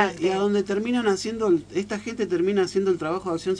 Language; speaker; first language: Spanish; native; Spanish